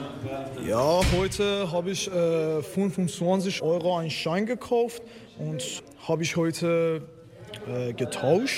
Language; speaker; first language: German; non-native, learner; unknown